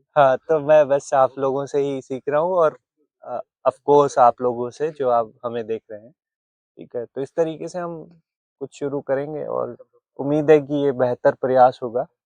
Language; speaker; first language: Hindi; native; Hindi